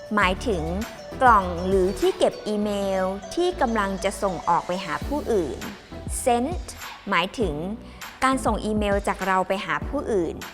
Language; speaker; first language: Thai; native; Thai